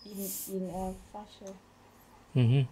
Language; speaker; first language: German; non-native, learner; Thai